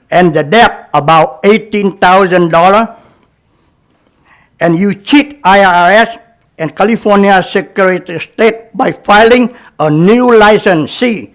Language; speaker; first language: English; non-native, learner; Vietnamese